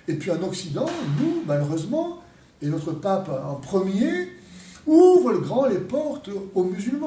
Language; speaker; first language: French; native; French